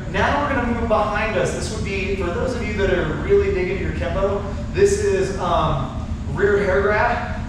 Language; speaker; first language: English; native; English